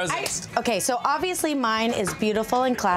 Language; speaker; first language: English; native; English